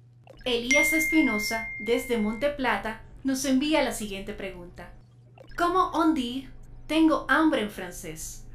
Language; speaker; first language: Spanish; native; Spanish